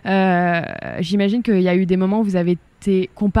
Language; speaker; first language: French; native; French